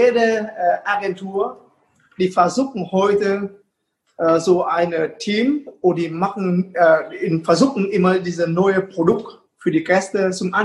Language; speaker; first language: German; non-native, fluent; Vietnamese